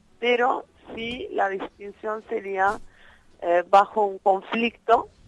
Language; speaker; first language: Spanish; non-native, fluent; Kurdish